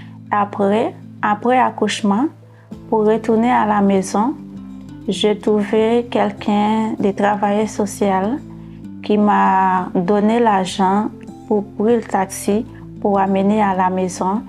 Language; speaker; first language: French; non-native, learner; Haitian Creole